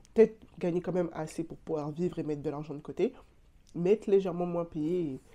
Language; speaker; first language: French; native; French